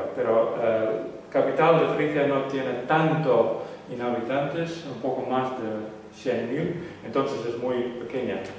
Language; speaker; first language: Spanish; non-native, learner; Western Frisian